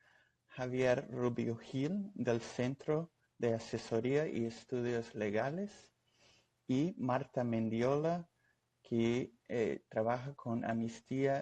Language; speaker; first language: Spanish; non-native, fluent; Portuguese